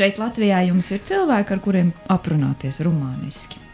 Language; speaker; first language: Latvian; native; Latvian